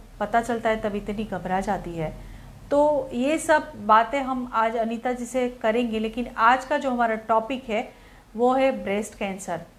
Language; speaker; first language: Hindi; non-native, local second language; Gujarati